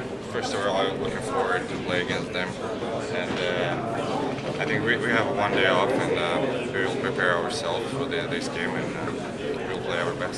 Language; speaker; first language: English; non-native, fluent; Russian